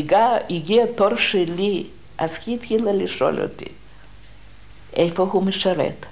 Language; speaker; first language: Hebrew; non-native, fluent; Russian